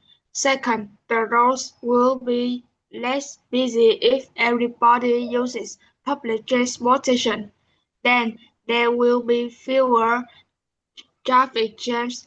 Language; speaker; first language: English; non-native, learner; Vietnamese